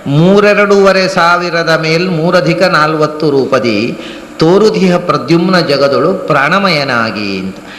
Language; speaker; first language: Kannada; non-native, local second language; Tulu